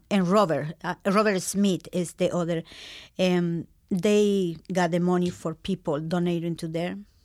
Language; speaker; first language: English; non-native, learner; Spanish